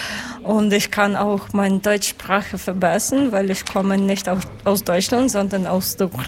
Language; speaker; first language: German; non-native, learner; Ukrainian